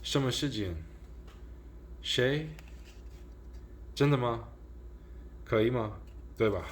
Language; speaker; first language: Chinese; non-native, learner; English